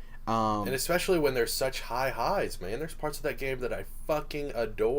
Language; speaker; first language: English; native; English